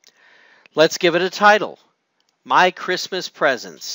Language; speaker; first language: English; native; English